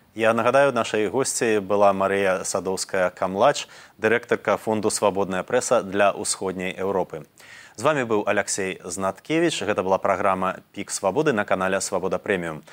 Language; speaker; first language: Belarusian; native; Belarusian